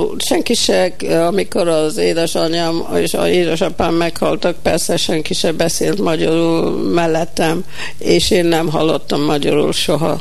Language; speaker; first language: Hungarian; early bilingual, heritage; Hungarian